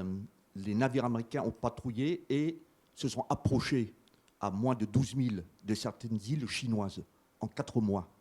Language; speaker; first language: French; native; French